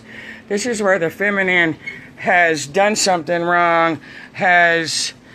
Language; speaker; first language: English; native; English